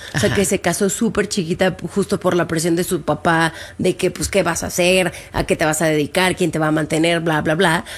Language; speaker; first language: Spanish; native; Spanish